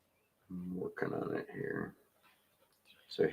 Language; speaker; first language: English; native; English